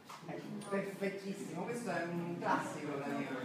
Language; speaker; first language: Italian; native; Italian